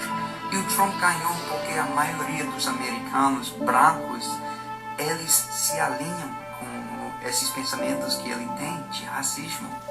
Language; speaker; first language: Portuguese; non-native, fluent; English